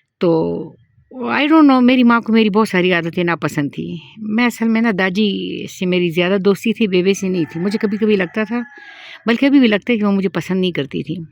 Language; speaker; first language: Urdu; non-native, local second language; Pashto